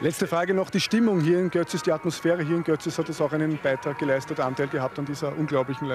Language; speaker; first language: German; native; German